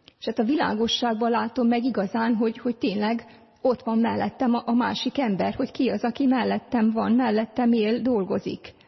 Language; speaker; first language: Hungarian; native; Hungarian